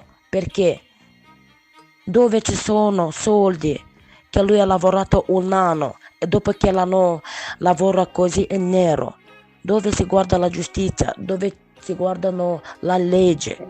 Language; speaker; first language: Italian; non-native, learner; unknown